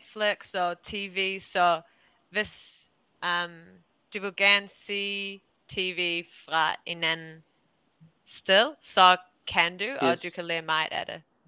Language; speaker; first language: Danish; early bilingual, heritage; English